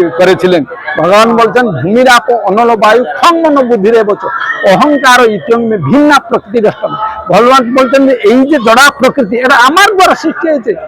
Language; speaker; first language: Bangla; non-native, fluent; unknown